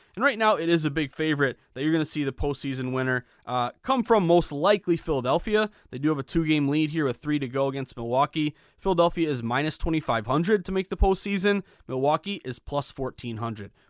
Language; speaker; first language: English; native; English